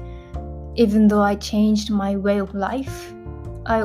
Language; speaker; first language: English; non-native, fluent; Japanese